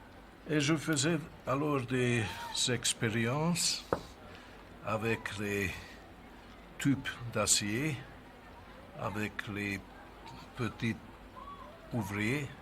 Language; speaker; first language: French; non-native, fluent; Hungarian